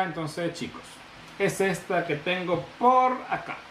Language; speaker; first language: Spanish; native; Spanish